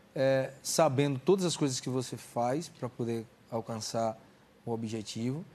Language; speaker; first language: Portuguese; native; Portuguese